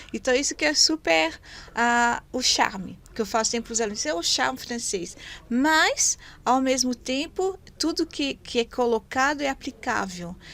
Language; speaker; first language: Portuguese; non-native, fluent; French